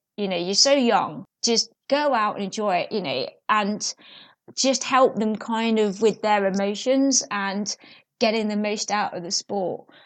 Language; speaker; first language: English; native; English